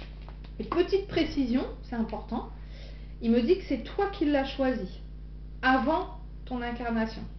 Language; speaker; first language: French; native; French